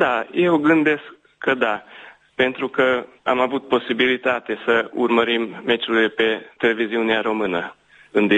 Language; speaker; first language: Romanian; early bilingual, heritage; Romanian